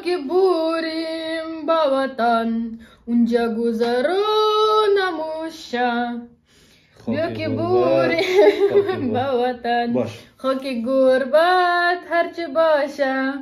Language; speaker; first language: Persian; non-native, learner; German